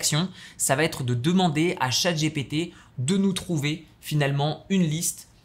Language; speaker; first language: French; native; French